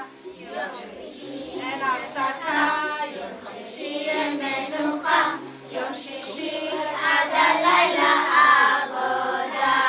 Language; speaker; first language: Hebrew; non-native, learner; English